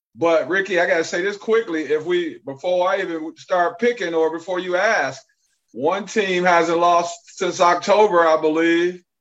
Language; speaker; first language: English; native; English